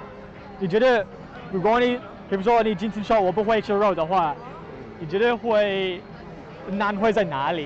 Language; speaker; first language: Chinese; non-native, learner; English